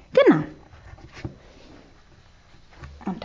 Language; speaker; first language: German; native; German